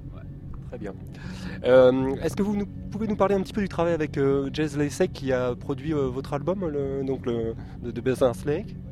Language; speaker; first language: French; native; French